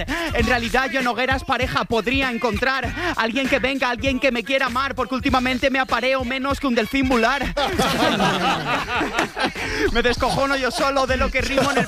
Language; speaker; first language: Spanish; native; Spanish